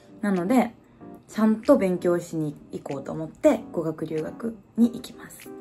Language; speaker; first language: Japanese; native; Japanese